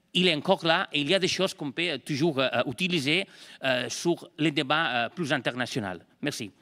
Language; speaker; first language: French; non-native, fluent; Spanish